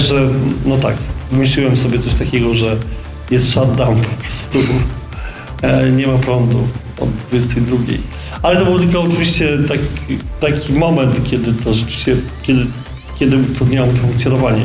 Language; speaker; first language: Polish; native; Polish